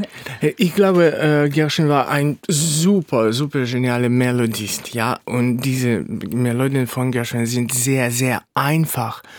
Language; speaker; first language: German; non-native, fluent; Russian